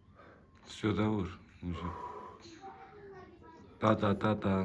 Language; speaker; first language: Russian; non-native, learner; Turkish